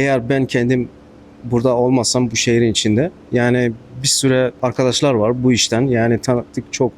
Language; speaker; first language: Turkish; non-native, learner; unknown